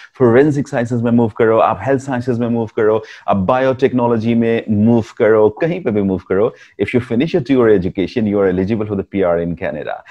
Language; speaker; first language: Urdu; non-native, local second language; Punjabi